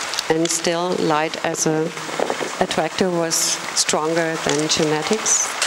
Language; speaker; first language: English; non-native, fluent; German